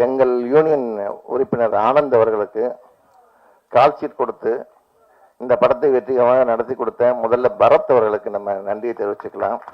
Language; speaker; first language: Tamil; native; Tamil